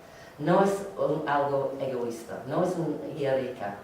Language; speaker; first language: Spanish; non-native, learner; English